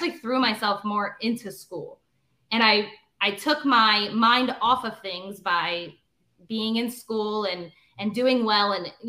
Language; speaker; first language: English; native; English